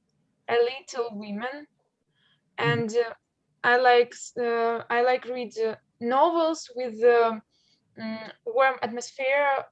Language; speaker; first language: English; non-native, learner; Russian